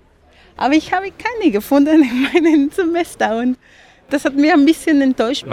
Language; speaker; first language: German; non-native, fluent; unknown